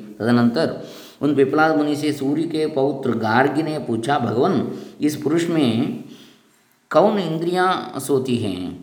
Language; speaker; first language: Hindi; non-native, local second language; Kannada